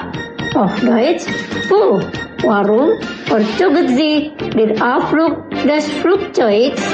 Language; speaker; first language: German; non-native, fluent; Indonesian